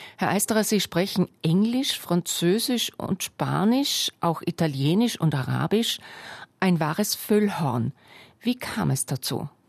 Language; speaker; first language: German; native; German